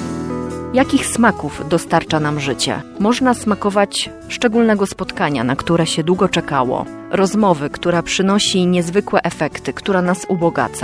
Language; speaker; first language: Polish; native; Polish